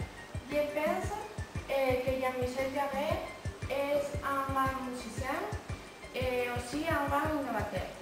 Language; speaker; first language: French; non-native, learner; Spanish